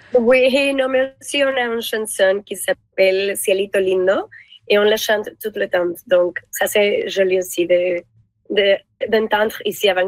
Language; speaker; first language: French; non-native, learner; Spanish